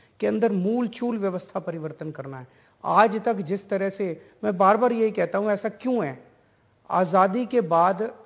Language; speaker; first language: Hindi; native; Hindi